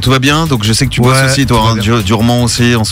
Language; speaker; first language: French; native; French